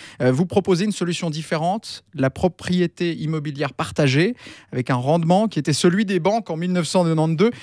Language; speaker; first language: French; native; French